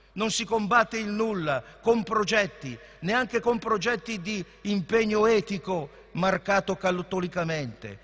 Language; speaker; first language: Italian; native; Italian